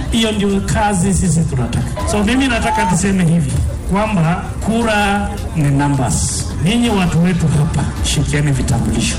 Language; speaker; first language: Swahili; non-native, local second language; Kalenjin